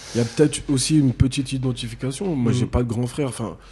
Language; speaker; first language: French; native; French